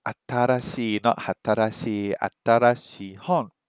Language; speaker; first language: Japanese; non-native, learner; English